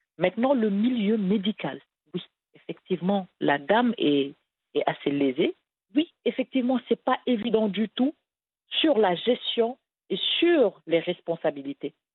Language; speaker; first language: French; non-native, local second language; Wolof